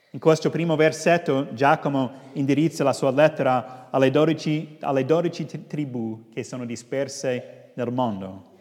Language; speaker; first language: Italian; non-native, fluent; English